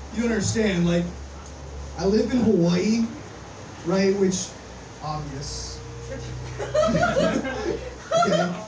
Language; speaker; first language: English; native; English